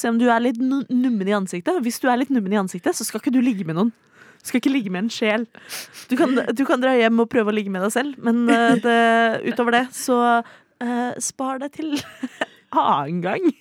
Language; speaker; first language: Norwegian; native; Norwegian